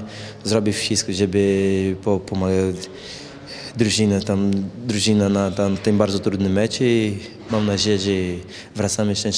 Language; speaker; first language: Polish; non-native, fluent; Portuguese